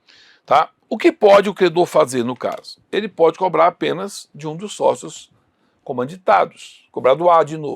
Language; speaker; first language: Portuguese; native; Portuguese